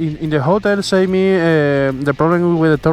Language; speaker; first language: English; non-native, learner; Spanish